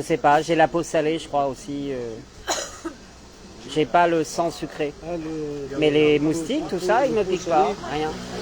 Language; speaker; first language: French; native; French